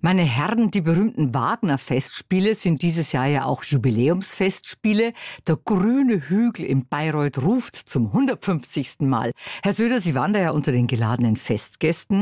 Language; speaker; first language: German; native; German